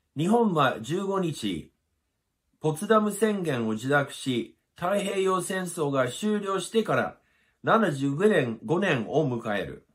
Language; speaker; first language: Japanese; non-native, fluent; English